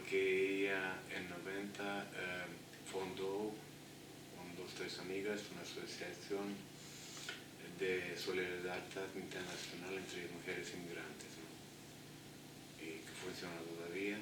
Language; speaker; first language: Spanish; non-native, fluent; Italian